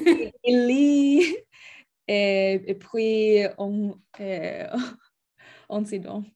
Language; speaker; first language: French; non-native, learner; Spanish